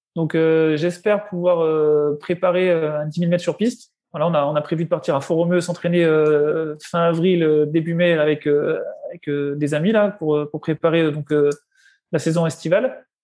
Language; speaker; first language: French; native; French